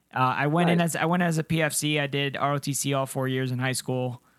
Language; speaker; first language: English; non-native, fluent; Spanish